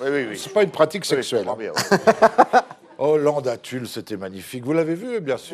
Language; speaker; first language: French; native; French